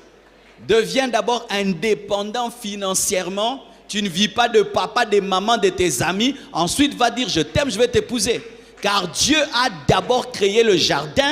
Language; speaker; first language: French; non-native, local second language; Lingala